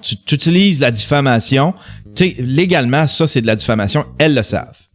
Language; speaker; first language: French; native; French